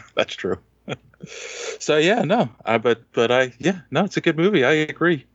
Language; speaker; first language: English; native; English